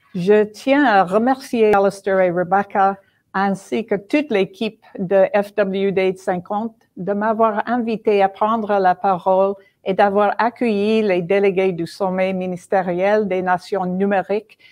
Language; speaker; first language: French; non-native, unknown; English